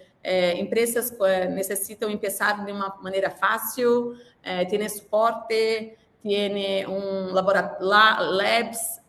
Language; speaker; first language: Spanish; non-native, learner; Portuguese